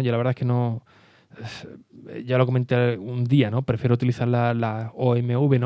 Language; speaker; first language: Spanish; native; Spanish